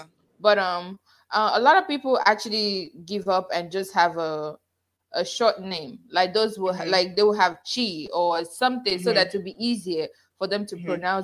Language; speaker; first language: English; non-native, local second language; Igbo